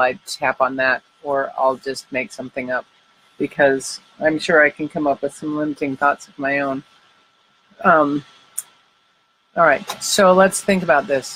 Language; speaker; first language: English; native; English